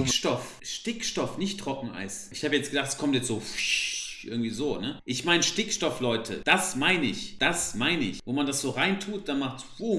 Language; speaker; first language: German; native; German